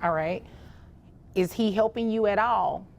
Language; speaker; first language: English; native; English